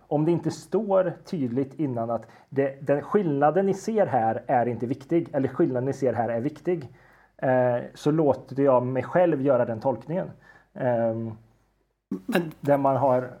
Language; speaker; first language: Swedish; native; Swedish